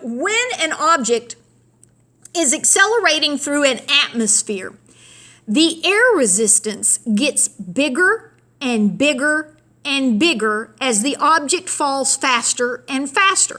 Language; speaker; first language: English; native; English